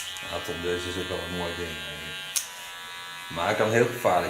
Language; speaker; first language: Dutch; native; Dutch